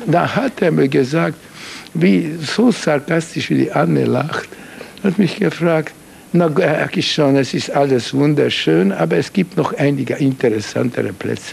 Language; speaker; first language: German; non-native, fluent; Hungarian